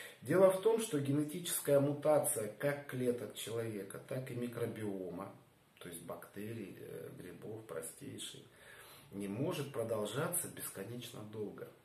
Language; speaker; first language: Russian; native; Russian